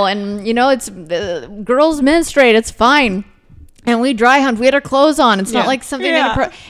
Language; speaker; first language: English; native; English